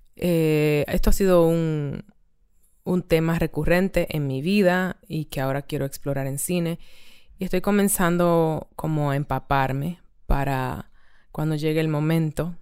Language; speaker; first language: Spanish; native; Spanish